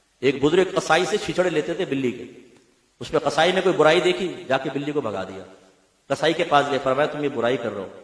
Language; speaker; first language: Urdu; native; Urdu